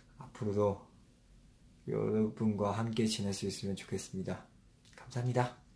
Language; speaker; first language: Korean; non-native, fluent; Chinese